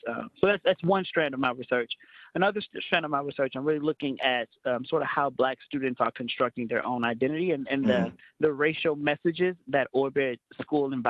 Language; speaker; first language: English; native; English